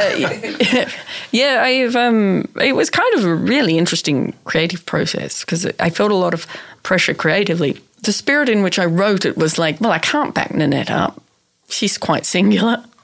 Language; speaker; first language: English; native; English